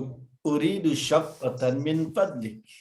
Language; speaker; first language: Arabic; non-native, fluent; Indonesian